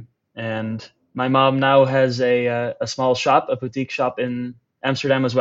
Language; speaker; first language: English; non-native, fluent; Dutch